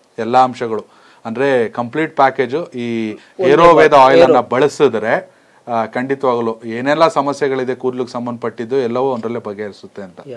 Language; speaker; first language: Kannada; native; Kannada